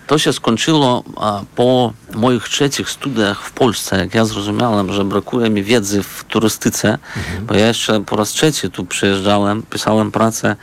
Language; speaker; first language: Polish; non-native, fluent; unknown